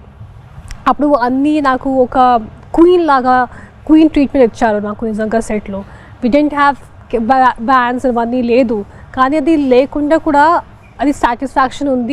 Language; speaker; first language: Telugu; non-native, fluent; Hindi